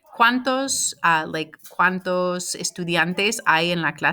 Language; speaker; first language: Spanish; non-native, fluent; English